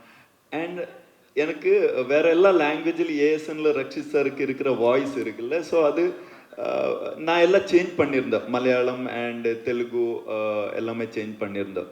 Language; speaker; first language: Tamil; non-native, learner; Kannada